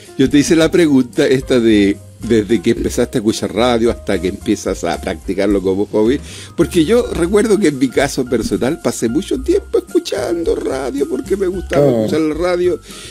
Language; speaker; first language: Spanish; native; Spanish